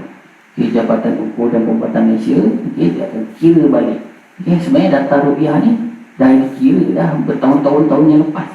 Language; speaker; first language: Malay; native; Malay